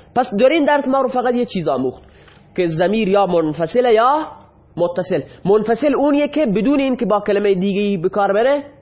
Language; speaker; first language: Persian; non-native, local second language; Baluchi